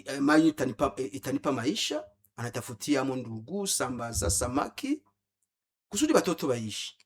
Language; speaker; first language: Swahili; non-native, local second language; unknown